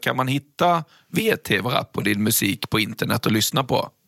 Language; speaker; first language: Swedish; native; Swedish